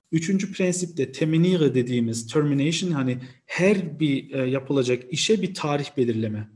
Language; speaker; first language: Turkish; early bilingual, heritage; Turkish